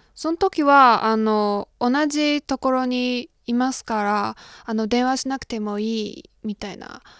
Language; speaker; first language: Japanese; non-native, fluent; Chinese